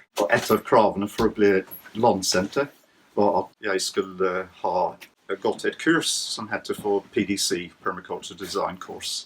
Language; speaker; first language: Norwegian; non-native, fluent; English